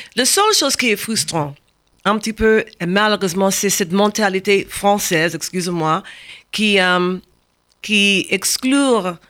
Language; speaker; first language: French; non-native, fluent; English